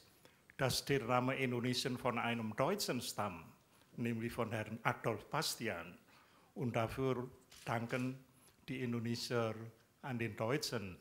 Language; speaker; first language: German; non-native, fluent; Indonesian